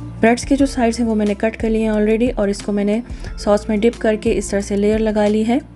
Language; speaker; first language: Urdu; native; Urdu